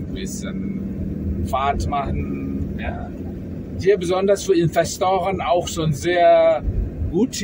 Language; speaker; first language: German; non-native, fluent; Indonesian